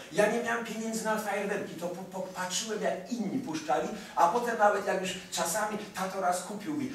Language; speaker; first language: Polish; early bilingual, heritage; Polish